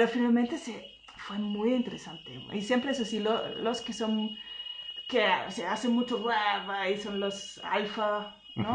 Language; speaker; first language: Spanish; non-native, fluent; German